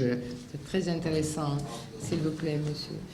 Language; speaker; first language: French; non-native, fluent; Russian